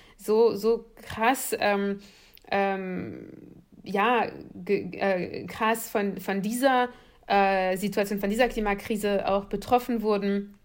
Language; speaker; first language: German; non-native, fluent; French